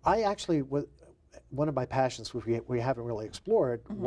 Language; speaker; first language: English; native; English